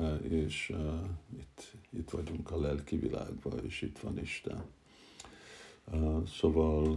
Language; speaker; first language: Hungarian; early bilingual, heritage; Hungarian